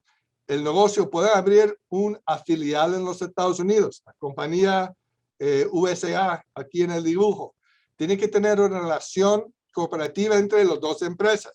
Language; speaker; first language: Spanish; non-native, fluent; English